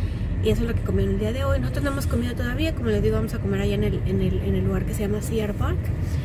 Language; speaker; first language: Spanish; native; Spanish